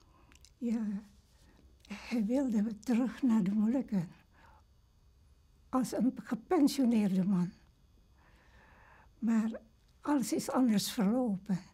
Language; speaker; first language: Dutch; early bilingual, other home language; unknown